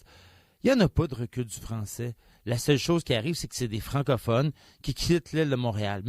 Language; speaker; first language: French; native; French